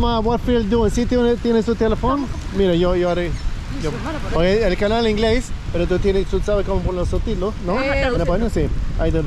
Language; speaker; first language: Spanish; non-native, learner; English